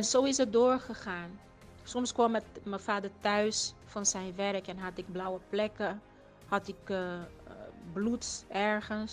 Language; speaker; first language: Dutch; non-native, fluent; Portuguese